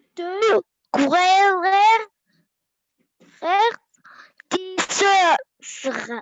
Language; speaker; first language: French; non-native, learner; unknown